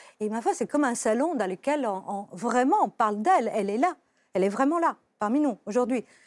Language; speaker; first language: French; non-native, fluent; Italian